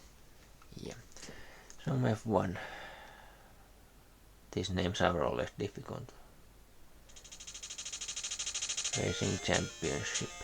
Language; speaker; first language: English; non-native, fluent; Finnish